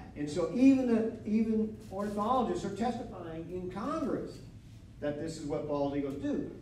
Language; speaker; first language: English; native; English